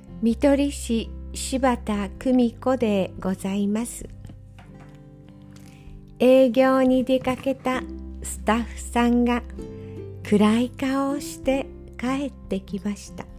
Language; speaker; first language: Japanese; native; Japanese